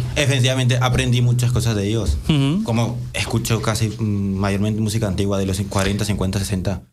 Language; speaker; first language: Spanish; native; Spanish